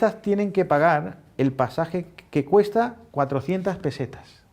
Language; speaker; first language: Spanish; native; Spanish